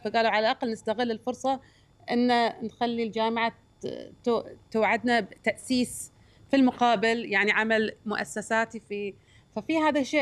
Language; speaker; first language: Arabic; native; Arabic